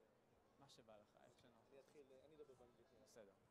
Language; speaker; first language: Hebrew; native; Hebrew